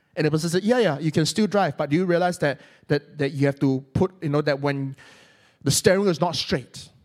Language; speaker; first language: English; non-native, local second language; Cantonese